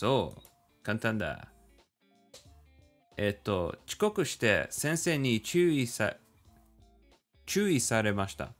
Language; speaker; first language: Japanese; non-native, learner; English